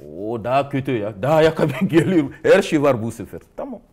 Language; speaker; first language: Turkish; non-native, learner; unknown